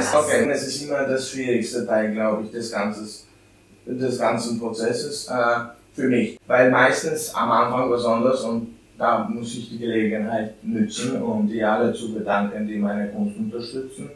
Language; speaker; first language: German; non-native, fluent; Albanian